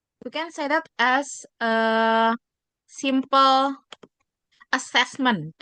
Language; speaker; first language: English; non-native, fluent; Indonesian